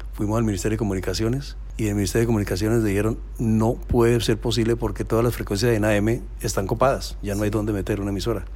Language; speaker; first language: Spanish; native; Spanish